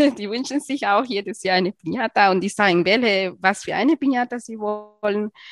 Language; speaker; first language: German; non-native, fluent; Spanish